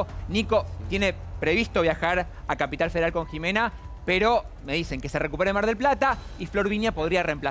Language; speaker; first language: Spanish; native; Spanish